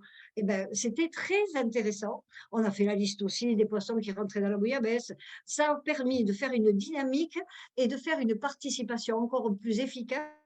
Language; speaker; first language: French; native; French